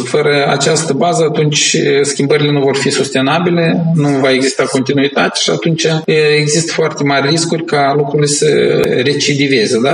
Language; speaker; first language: Romanian; native; Romanian